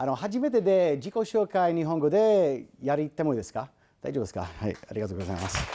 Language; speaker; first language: Japanese; non-native, learner; English